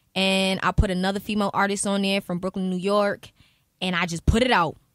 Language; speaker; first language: English; native; English